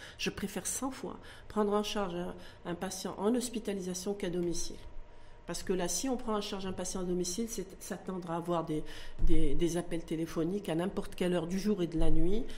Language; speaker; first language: French; non-native, local second language; Arabic